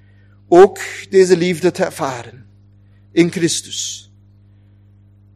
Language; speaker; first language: Dutch; non-native, fluent; German